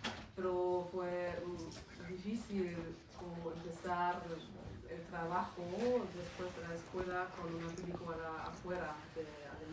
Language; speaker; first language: Spanish; non-native, fluent; German